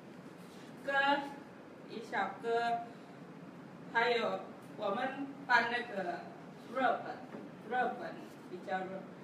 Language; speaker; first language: Chinese; non-native, learner; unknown